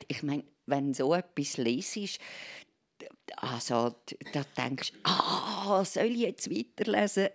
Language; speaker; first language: German; native; German